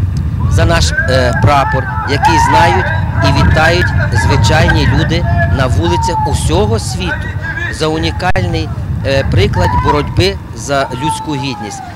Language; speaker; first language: Ukrainian; native; Ukrainian